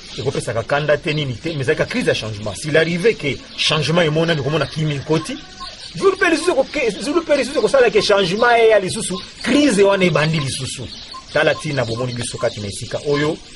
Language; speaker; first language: Lingala; non-native, local second language; Kongo